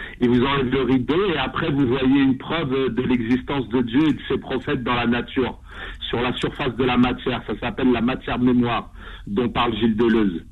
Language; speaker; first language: French; early bilingual, other home language; Kabyle